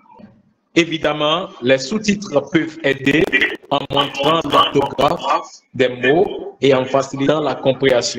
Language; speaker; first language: French; non-native, fluent; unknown